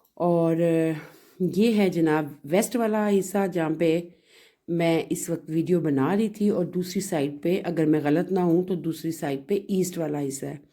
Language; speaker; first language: Urdu; non-native, local second language; Punjabi